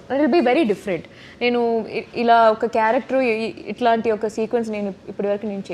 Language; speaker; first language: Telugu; non-native, learner; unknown